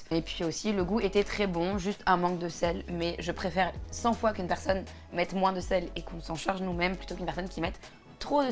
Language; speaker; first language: French; native; French